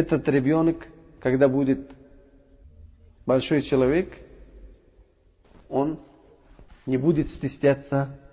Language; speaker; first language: Russian; non-native, local second language; Uzbek